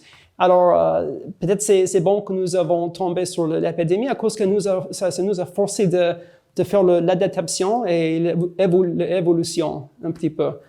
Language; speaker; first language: French; non-native, fluent; English